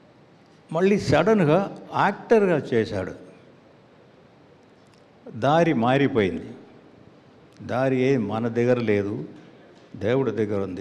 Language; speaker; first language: Telugu; non-native, learner; Tamil